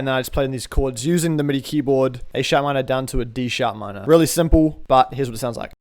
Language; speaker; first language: English; native; English